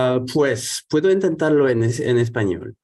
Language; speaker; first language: Spanish; non-native, fluent; French